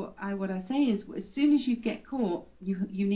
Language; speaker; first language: English; native; English